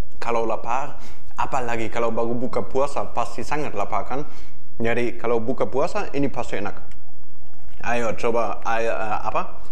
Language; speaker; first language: Indonesian; non-native, fluent; German